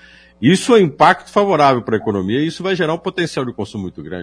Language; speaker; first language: Portuguese; native; Portuguese